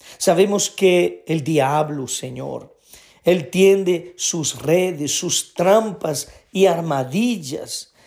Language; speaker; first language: Spanish; non-native, fluent; Portuguese